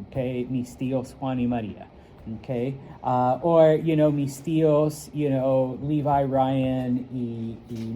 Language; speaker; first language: Spanish; non-native, fluent; English